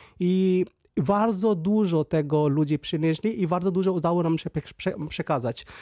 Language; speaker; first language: Polish; non-native, fluent; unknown